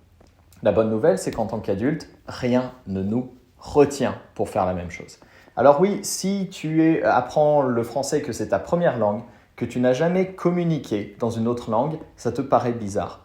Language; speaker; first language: French; native; French